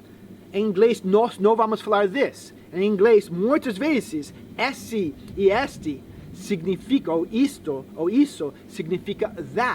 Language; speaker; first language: Portuguese; non-native, fluent; English